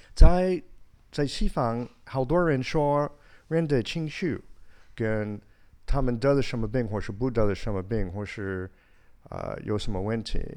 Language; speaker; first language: Chinese; non-native, fluent; English